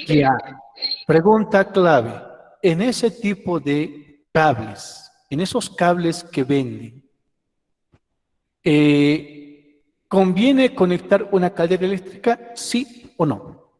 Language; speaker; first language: Spanish; native; Spanish